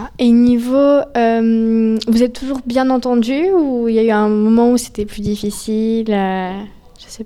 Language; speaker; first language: French; native; French